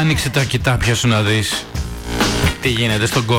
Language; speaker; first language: Greek; native; Greek